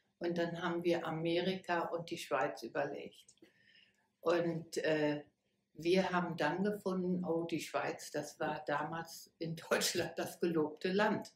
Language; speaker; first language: German; native; German